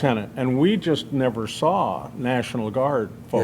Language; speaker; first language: English; native; English